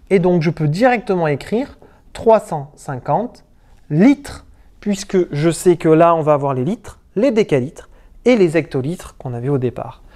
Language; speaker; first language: French; native; French